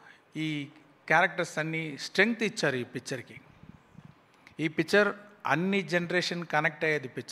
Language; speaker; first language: Telugu; non-native, learner; Tamil